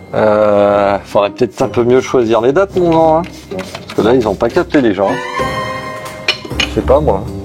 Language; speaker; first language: French; native; French